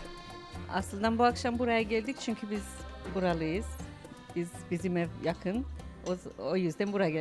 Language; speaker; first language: Turkish; early bilingual, heritage; Turkish